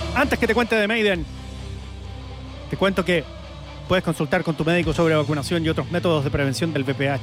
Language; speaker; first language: Spanish; native; Spanish